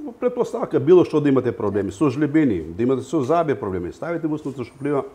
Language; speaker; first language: Macedonian; native; Macedonian